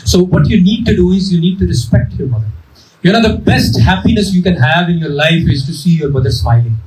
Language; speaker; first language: English; non-native, local second language; Urdu